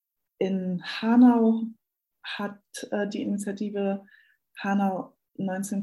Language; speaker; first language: German; native; German